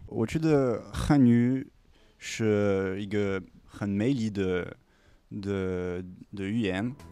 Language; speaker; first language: Chinese; non-native, learner; French